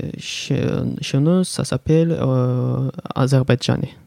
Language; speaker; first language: French; non-native, learner; Azerbaijani